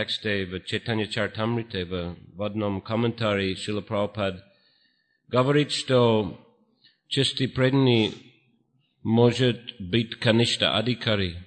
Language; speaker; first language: Russian; non-native, fluent; English